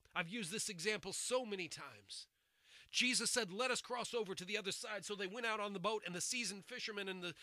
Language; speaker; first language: English; native; English